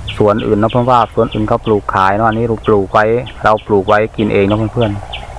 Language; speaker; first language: Thai; non-native, local second language; Khmer